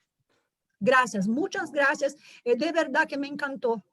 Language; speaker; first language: Spanish; non-native, learner; Portuguese